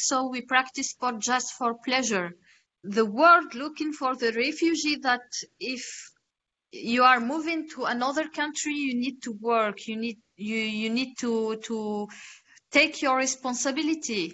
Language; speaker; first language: English; non-native, learner; Arabic